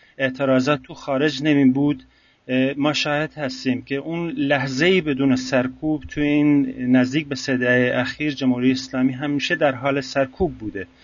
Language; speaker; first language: Persian; non-native, local second language; Central Kurdish